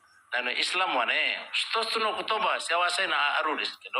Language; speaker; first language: Japanese; non-native, learner; Indonesian